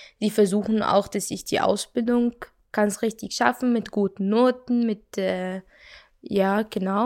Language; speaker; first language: German; non-native, learner; Arabic